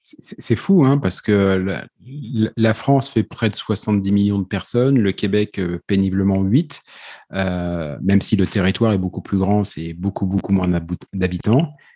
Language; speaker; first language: French; native; French